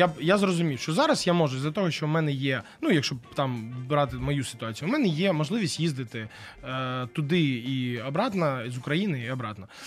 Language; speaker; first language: Ukrainian; non-native, local second language; Russian